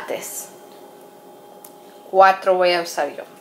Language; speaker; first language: Spanish; early bilingual, heritage; Spanish